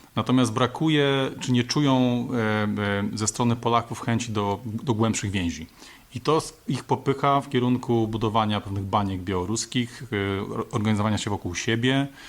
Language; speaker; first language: Polish; native; Polish